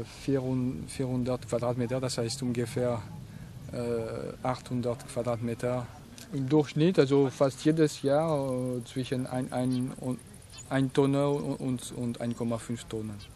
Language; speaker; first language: German; non-native, fluent; French